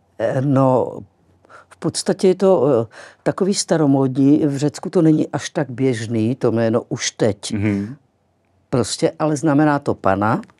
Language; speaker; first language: Czech; early bilingual, other home language; Greek